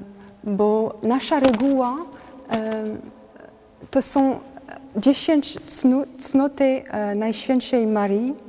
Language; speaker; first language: Polish; non-native, learner; French